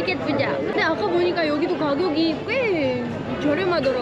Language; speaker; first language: Korean; native; Korean